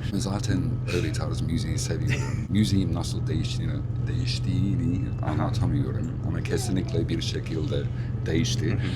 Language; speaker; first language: Turkish; non-native, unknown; English